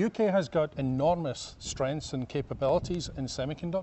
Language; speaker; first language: English; native; English